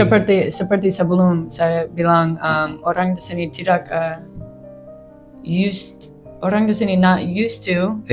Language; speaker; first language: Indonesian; non-native, learner; English